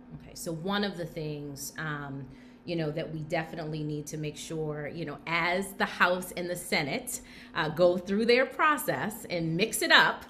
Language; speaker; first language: English; native; English